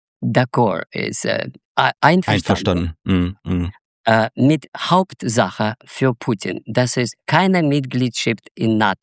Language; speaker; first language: German; non-native, fluent; Russian